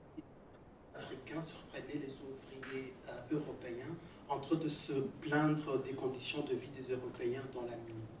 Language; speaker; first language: French; non-native, local second language; Swahili